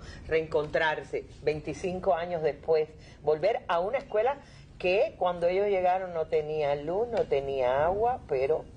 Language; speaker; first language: Spanish; native; Spanish